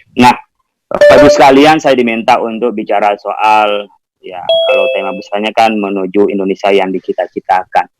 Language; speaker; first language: Indonesian; non-native, local second language; Madurese